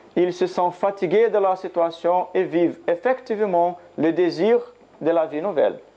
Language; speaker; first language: French; non-native, learner; Portuguese